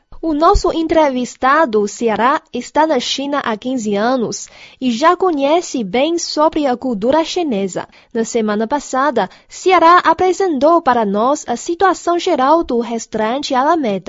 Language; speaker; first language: Portuguese; non-native, fluent; Chinese